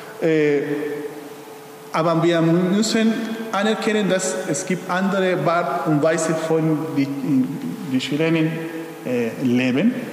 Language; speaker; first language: German; non-native, fluent; Spanish